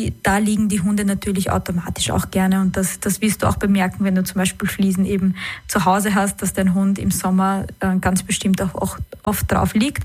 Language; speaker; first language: German; native; German